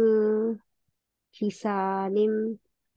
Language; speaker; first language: Korean; non-native, learner; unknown